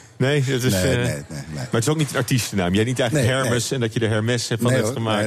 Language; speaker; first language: Dutch; native; Dutch